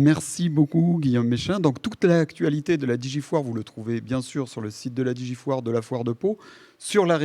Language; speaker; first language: French; native; French